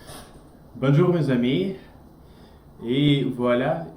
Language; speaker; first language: French; non-native, learner; English